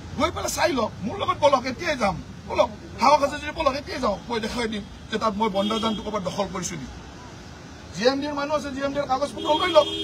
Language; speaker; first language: Assamese; native; Assamese